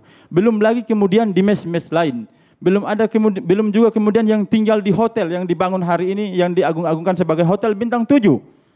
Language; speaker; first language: Indonesian; native; Indonesian